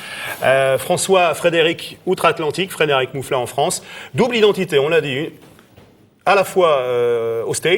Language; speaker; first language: French; native; French